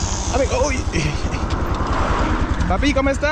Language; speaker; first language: Spanish; non-native, fluent; French